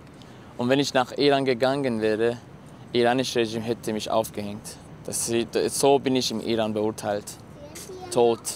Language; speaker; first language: German; non-native, learner; Persian